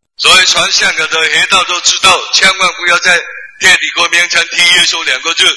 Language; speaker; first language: Chinese; non-native, local second language; Cantonese